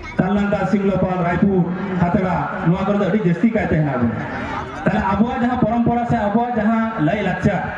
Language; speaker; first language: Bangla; non-native, local second language; Santali